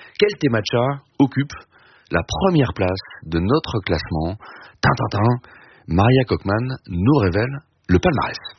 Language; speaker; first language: French; native; French